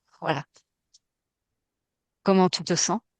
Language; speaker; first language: French; native; French